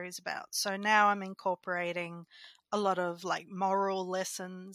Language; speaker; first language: English; native; English